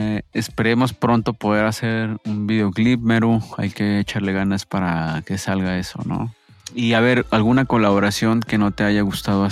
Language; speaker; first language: Spanish; native; Spanish